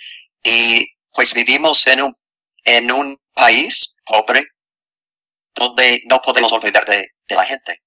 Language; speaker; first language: Spanish; non-native, fluent; English